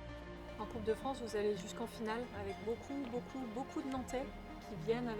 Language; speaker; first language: French; native; French